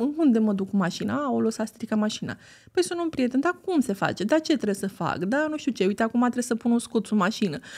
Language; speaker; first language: Romanian; native; Romanian